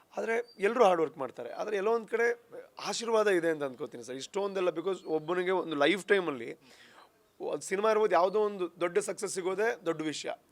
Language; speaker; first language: Kannada; non-native, local second language; Tulu